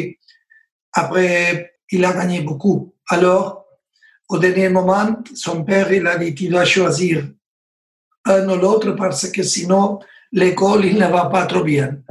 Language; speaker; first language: French; non-native, learner; Spanish